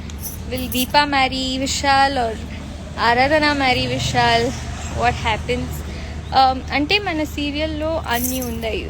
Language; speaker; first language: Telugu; non-native, learner; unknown